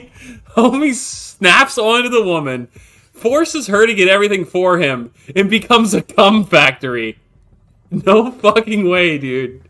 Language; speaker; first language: English; native; English